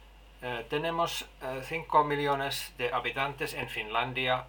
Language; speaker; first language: Spanish; non-native, learner; Finnish